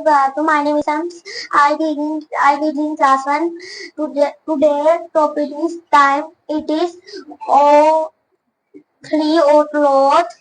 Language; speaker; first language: English; non-native, learner; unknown